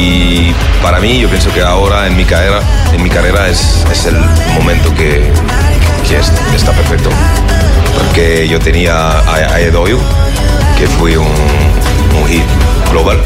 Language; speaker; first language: Spanish; non-native, learner; French